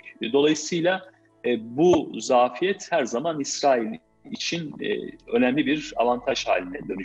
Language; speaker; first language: Turkish; native; Turkish